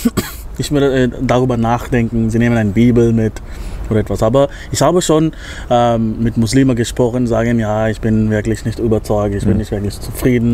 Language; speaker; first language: German; non-native, fluent; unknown